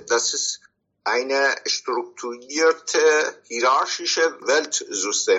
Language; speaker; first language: German; non-native, fluent; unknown